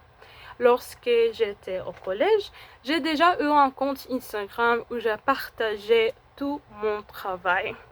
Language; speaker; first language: French; non-native, fluent; Spanish